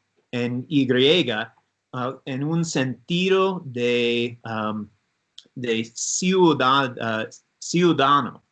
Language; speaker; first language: Spanish; non-native, learner; English